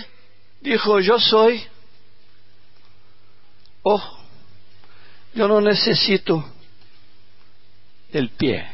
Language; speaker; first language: Spanish; non-native, learner; Portuguese